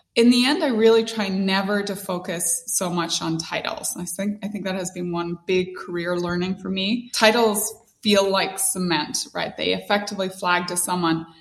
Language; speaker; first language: English; native; English